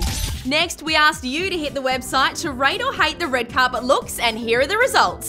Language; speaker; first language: English; native; English